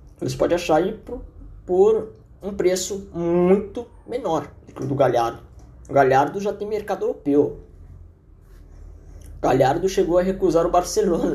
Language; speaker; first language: Portuguese; native; Portuguese